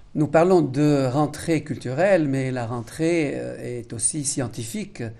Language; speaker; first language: French; non-native, local second language; Arabic